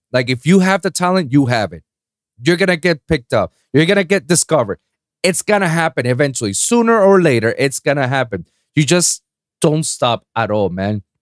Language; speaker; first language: English; non-native, local second language; Spanish